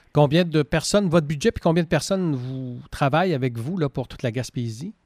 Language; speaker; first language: French; native; French